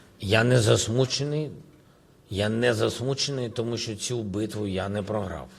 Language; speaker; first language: Ukrainian; non-native, local second language; Russian